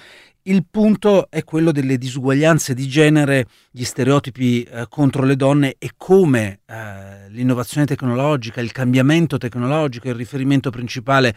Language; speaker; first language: Italian; native; Italian